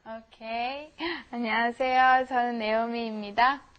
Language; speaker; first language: Korean; non-native, learner; Italian